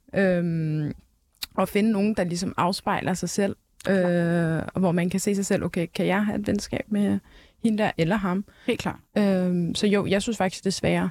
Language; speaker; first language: Danish; early bilingual, other home language; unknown